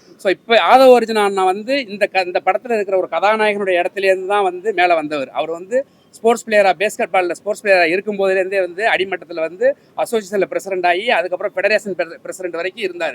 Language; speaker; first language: Tamil; native; Tamil